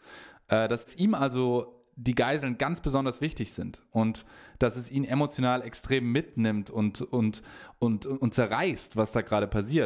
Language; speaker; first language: German; native; German